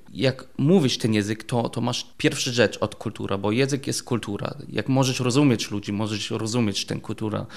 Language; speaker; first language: Polish; non-native, learner; German